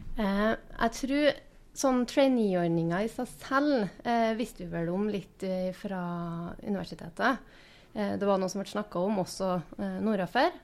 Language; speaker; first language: Norwegian; native; Norwegian